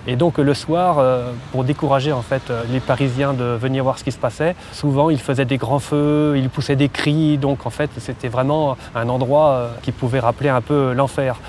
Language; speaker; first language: French; native; French